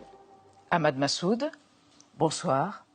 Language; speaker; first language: French; native; French